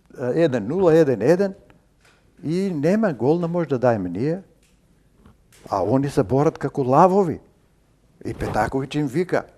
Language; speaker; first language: Macedonian; native; Macedonian